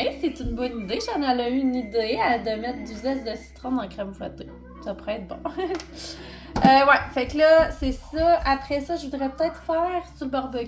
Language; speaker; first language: French; native; French